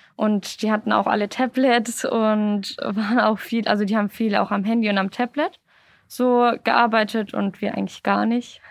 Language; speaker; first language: German; native; German